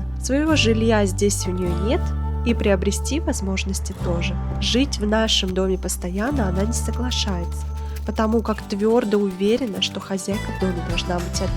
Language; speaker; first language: Russian; native; Russian